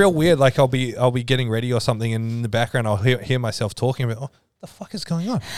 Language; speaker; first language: English; native; English